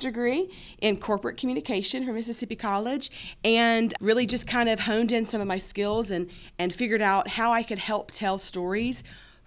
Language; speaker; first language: English; native; English